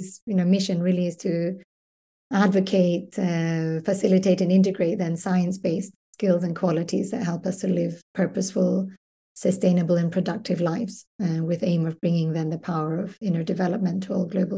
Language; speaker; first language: English; native; English